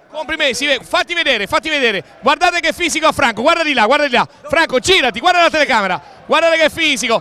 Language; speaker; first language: Italian; native; Italian